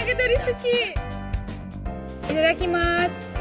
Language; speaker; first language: Japanese; non-native, learner; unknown